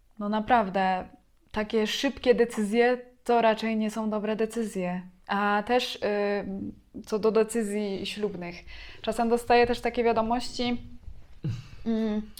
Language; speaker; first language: Polish; native; Polish